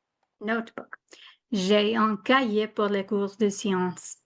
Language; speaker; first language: French; non-native, fluent; English